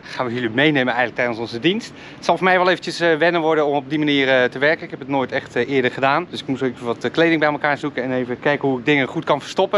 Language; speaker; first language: Dutch; native; Dutch